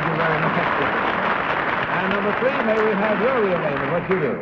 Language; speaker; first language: English; native; English